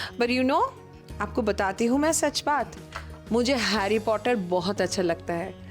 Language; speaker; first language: Hindi; non-native, local second language; Bangla